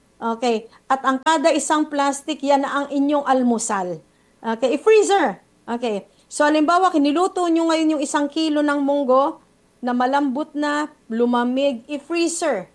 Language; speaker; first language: Filipino; native; Filipino